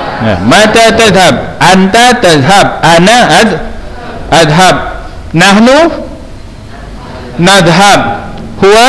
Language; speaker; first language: Arabic; non-native, fluent; Indonesian